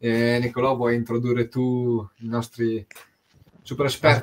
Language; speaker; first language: Italian; native; Italian